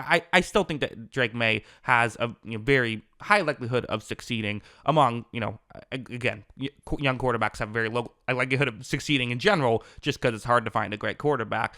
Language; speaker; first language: English; native; English